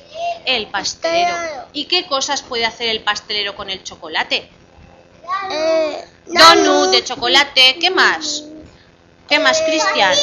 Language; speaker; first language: Spanish; native; Spanish